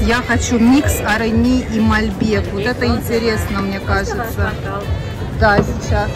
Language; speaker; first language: Russian; native; Russian